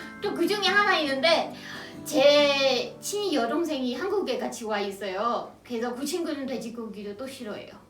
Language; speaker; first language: Korean; non-native, fluent; Burmese